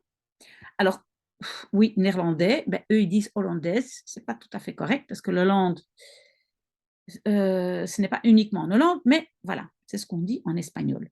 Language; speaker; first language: French; non-native, local second language; Dutch